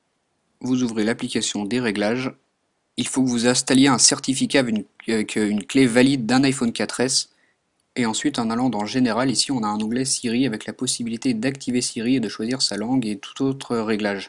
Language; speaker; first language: French; native; French